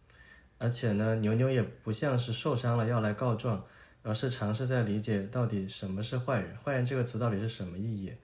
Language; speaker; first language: Chinese; native; Chinese